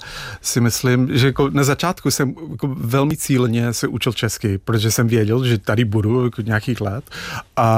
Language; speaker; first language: Czech; non-native, fluent; English